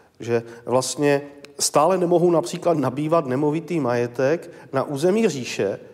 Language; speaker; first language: Czech; native; Czech